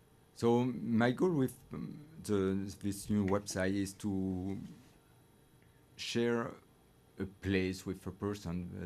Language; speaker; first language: English; non-native, fluent; French